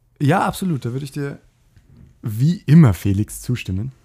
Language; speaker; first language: German; native; German